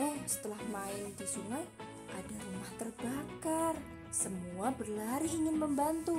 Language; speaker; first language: Indonesian; native; Indonesian